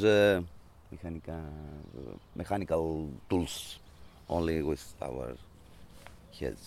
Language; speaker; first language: English; non-native, learner; Greek